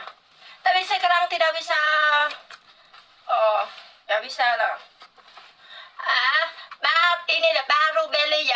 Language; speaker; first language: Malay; non-native, learner; Vietnamese